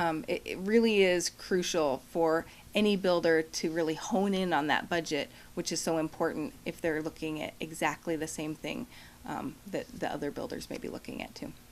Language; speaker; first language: English; native; English